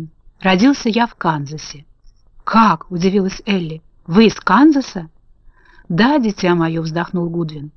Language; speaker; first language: Russian; native; Russian